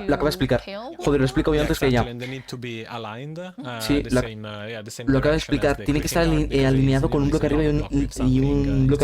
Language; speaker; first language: Spanish; native; Spanish